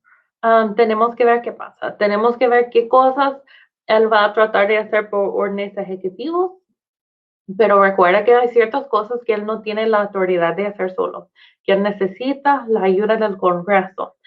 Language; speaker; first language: Spanish; non-native, fluent; English